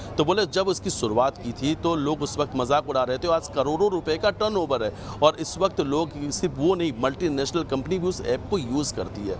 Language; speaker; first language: Hindi; native; Hindi